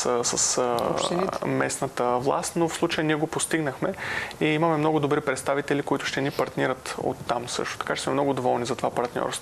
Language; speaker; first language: Bulgarian; native; Bulgarian